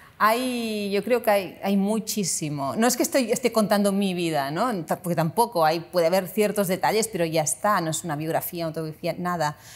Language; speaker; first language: Spanish; non-native, local second language; Catalan